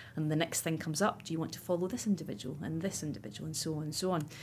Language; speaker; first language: English; native; English